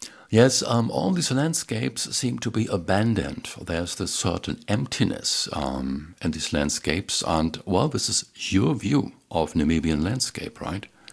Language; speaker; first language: English; non-native, fluent; German